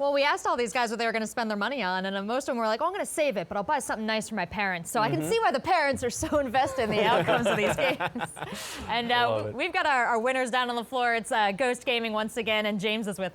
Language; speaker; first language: English; native; English